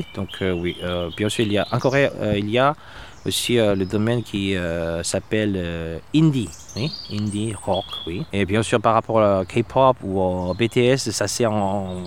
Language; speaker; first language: French; non-native, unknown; Korean